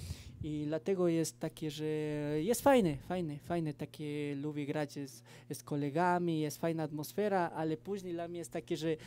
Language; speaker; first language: Polish; non-native, fluent; Spanish